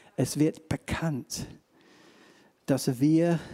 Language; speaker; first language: German; non-native, fluent; English